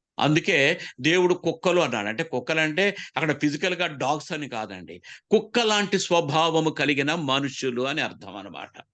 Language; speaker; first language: Telugu; non-native, local second language; Koya